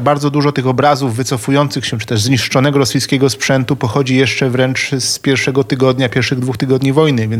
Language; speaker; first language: Polish; native; Polish